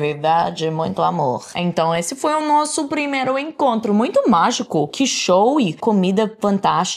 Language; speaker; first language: Portuguese; non-native, fluent; English